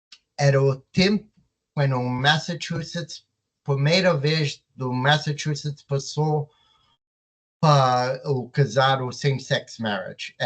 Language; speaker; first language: Portuguese; early bilingual, heritage; Portuguese